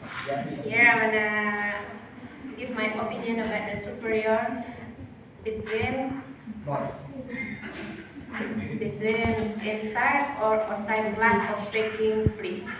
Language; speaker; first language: English; non-native, learner; Indonesian